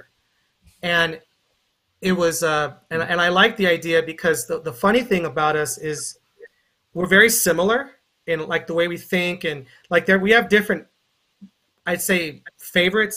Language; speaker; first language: English; native; English